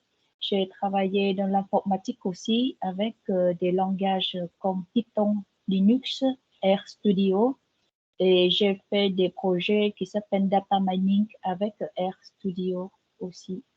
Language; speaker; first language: French; non-native, fluent; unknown